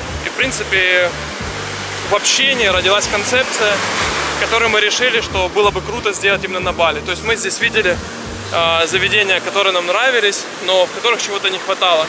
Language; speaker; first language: Russian; native; Russian